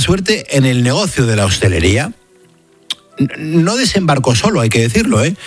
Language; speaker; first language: Spanish; native; Spanish